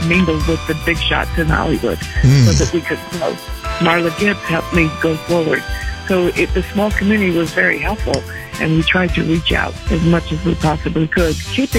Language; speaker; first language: English; native; English